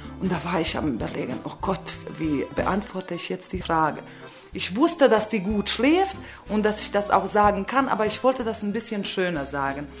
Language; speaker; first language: German; non-native, fluent; Bosnian